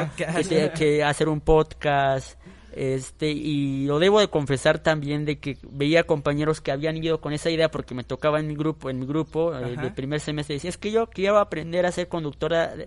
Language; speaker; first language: Spanish; non-native, local second language; Tzotzil